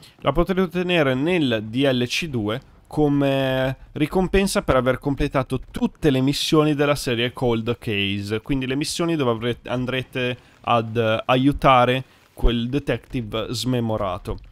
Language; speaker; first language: Italian; native; Italian